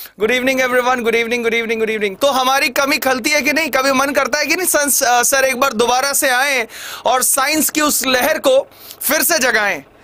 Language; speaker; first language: Hindi; native; Hindi